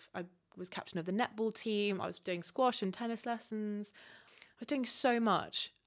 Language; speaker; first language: English; native; English